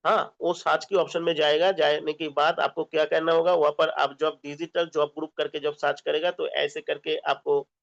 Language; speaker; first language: Hindi; non-native, local second language; Bangla